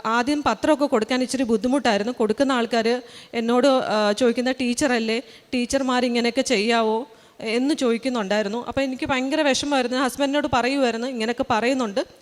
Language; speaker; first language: Malayalam; early bilingual, heritage; Malayalam